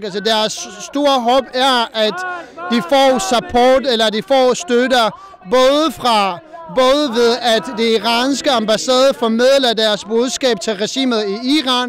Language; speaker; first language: Danish; non-native, fluent; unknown